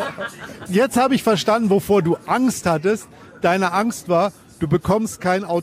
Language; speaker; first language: German; native; German